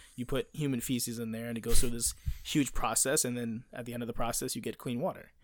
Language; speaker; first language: English; native; English